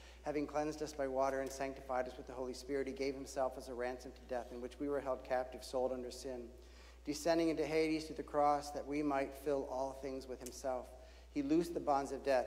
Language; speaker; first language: English; native; English